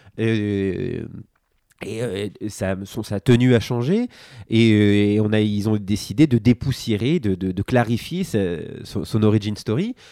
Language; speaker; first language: French; native; French